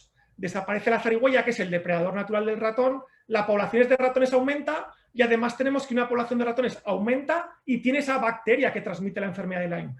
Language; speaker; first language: Spanish; native; Spanish